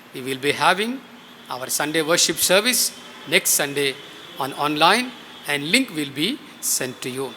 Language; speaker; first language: English; non-native, local second language; Telugu